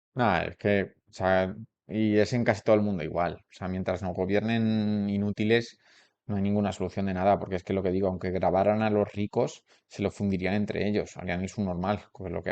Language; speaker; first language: Spanish; native; Spanish